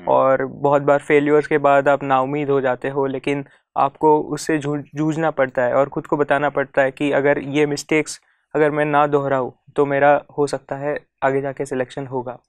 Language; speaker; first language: Hindi; non-native, local second language; Marathi